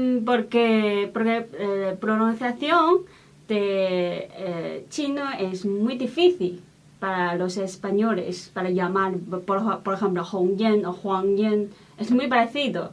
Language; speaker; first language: Spanish; non-native, learner; Chinese